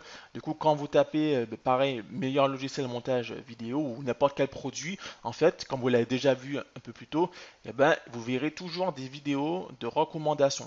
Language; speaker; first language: French; native; French